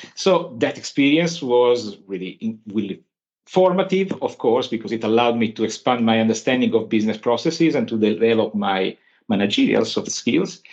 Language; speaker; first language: English; non-native, fluent; Italian